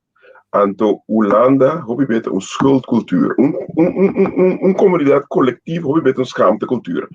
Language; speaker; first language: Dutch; non-native, local second language; Papiamento